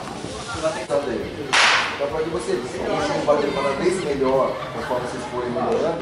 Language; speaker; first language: Portuguese; native; Portuguese